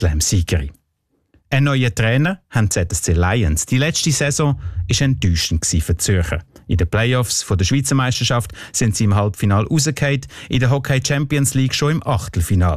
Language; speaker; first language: German; native; German